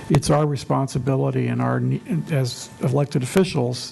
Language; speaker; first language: English; native; English